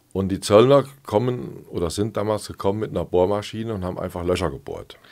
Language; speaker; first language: German; native; German